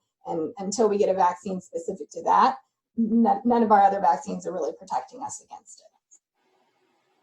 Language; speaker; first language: English; native; English